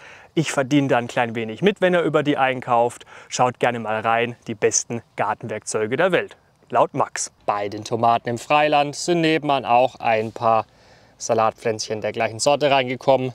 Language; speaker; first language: German; native; German